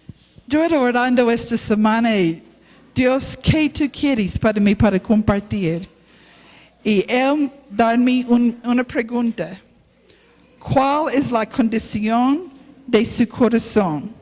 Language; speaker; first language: Spanish; non-native, learner; English